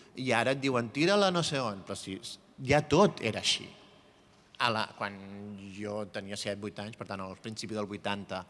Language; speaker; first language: Catalan; native; Catalan